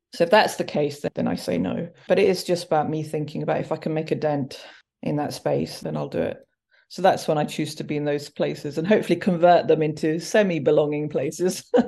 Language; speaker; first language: English; early bilingual, other home language; Hindi